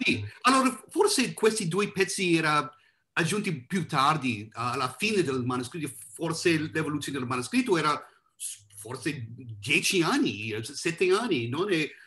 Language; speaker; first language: Italian; non-native, learner; English